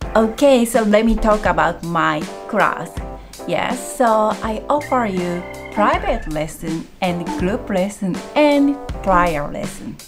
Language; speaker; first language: English; non-native, learner; Japanese